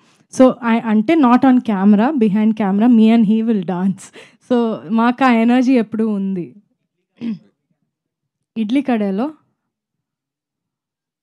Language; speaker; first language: Telugu; non-native, fluent; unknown